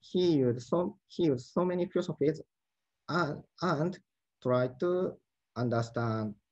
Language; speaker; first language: English; non-native, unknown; Japanese